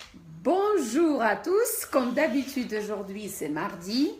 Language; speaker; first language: French; non-native, fluent; Russian